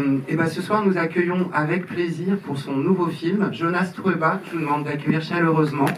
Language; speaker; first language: French; native; French